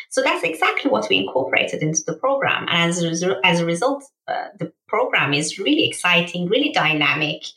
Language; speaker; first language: English; early bilingual, other home language; Persian